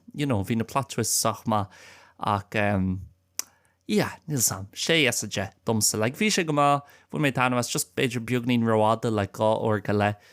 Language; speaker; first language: Irish; non-native, local second language; English